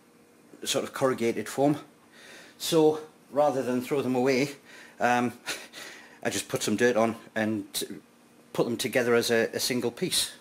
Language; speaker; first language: English; native; English